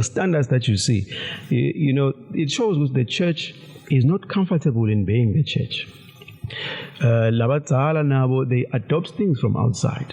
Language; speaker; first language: English; non-native, local second language; Zulu